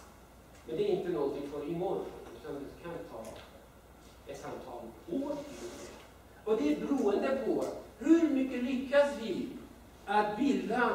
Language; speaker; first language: Swedish; non-native, fluent; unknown